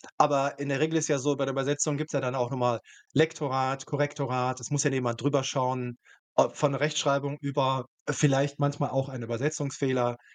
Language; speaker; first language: German; native; German